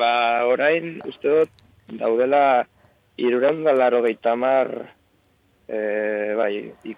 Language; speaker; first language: Basque; non-native, local second language; Spanish